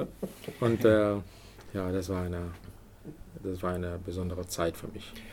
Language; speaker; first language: German; non-native, learner; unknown